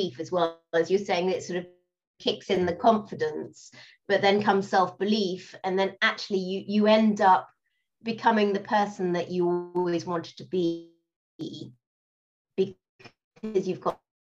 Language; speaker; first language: English; native; English